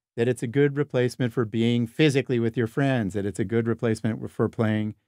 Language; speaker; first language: English; native; English